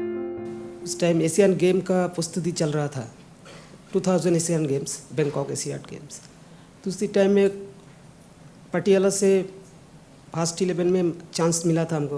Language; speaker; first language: Hindi; non-native, local second language; Bangla